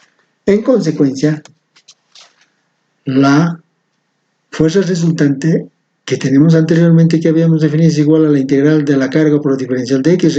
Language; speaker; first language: Spanish; native; Spanish